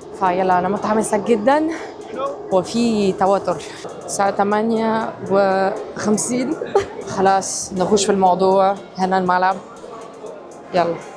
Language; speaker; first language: Egyptian Arabic; non-native, fluent; English